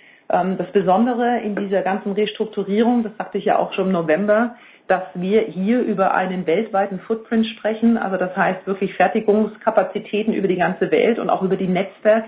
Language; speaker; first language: German; native; German